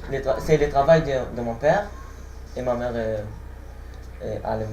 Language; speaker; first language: French; non-native, learner; Arabic